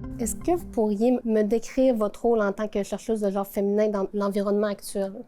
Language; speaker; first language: French; native; French